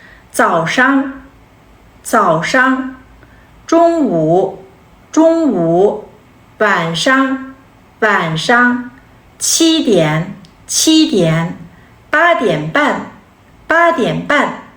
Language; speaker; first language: Chinese; non-native, fluent; Kazakh